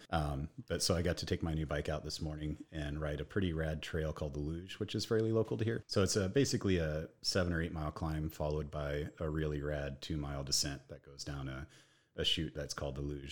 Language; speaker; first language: English; native; English